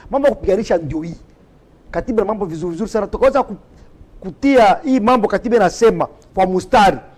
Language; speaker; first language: Swahili; native; Swahili